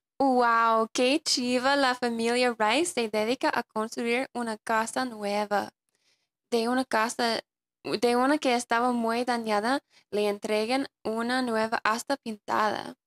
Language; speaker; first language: Spanish; non-native, fluent; English